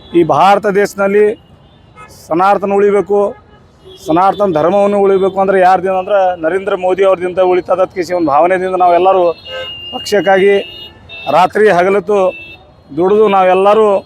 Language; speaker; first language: Kannada; non-native, local second language; Lambadi